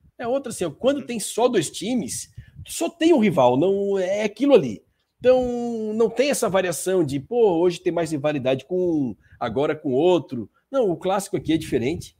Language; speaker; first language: Portuguese; native; Portuguese